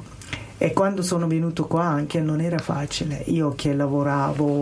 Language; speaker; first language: Italian; non-native, learner; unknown